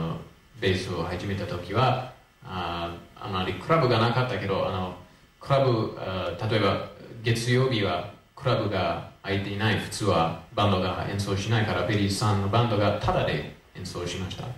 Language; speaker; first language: Japanese; non-native, fluent; English